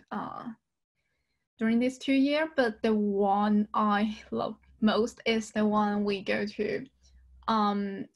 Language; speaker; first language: English; non-native, fluent; Chinese